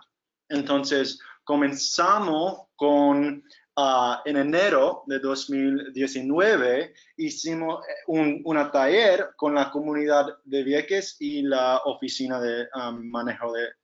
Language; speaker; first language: Spanish; non-native, fluent; English